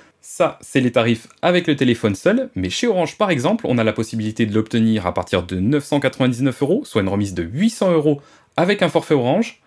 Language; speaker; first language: French; native; French